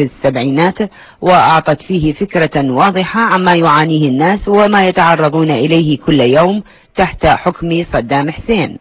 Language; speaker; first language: Arabic; native; Arabic